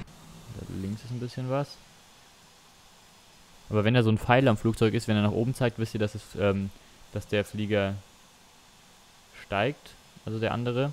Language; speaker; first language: German; native; German